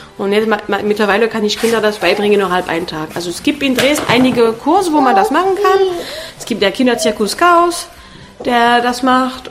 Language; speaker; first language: German; non-native, fluent; French